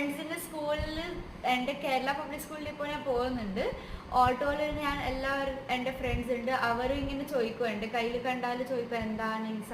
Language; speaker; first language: Malayalam; early bilingual, heritage; Malayalam